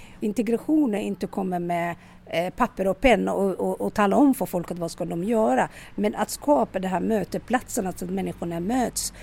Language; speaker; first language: Swedish; non-native, local second language; Somali